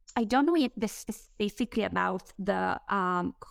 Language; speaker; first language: English; non-native, fluent; Hebrew